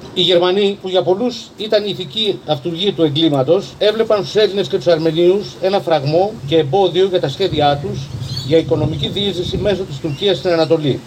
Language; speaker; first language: Greek; native; Greek